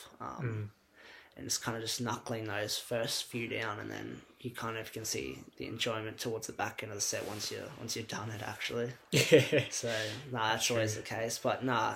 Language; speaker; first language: English; native; English